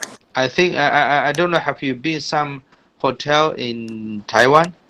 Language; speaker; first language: English; non-native, fluent; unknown